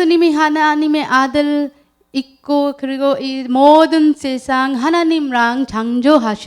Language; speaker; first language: Korean; non-native, learner; Urdu